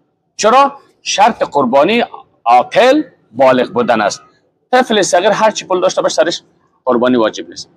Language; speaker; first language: Persian; native; Persian